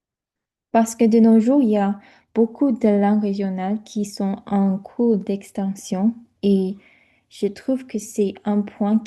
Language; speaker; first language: French; non-native, fluent; English